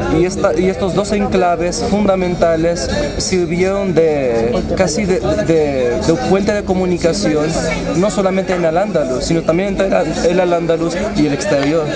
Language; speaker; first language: Spanish; non-native, fluent; Arabic